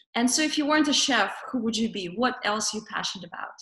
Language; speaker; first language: English; non-native, fluent; Russian